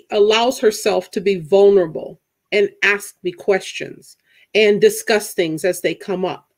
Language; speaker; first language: English; native; English